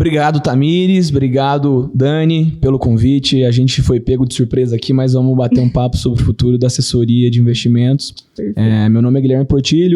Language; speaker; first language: Portuguese; native; Portuguese